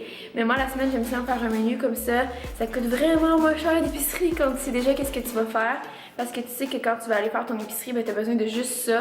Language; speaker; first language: French; native; French